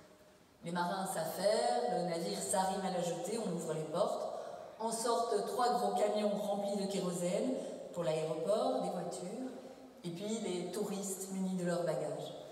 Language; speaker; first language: French; native; French